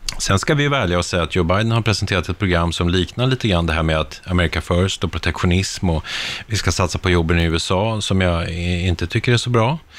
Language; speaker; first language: Swedish; native; Swedish